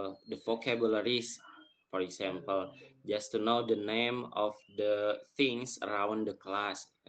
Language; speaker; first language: English; non-native, fluent; Indonesian